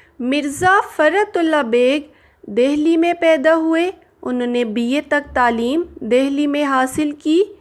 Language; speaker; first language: Urdu; non-native, local second language; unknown